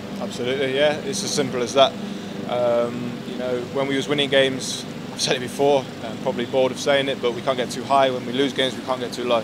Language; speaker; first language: English; native; English